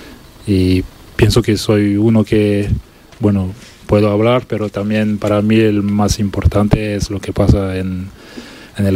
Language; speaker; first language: Spanish; non-native, local second language; French